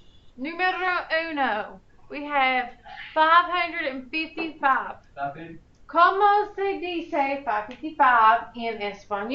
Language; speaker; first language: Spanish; non-native, fluent; English